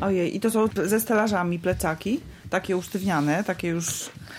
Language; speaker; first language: Polish; native; Polish